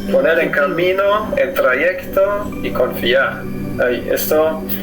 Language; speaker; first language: Spanish; non-native, fluent; German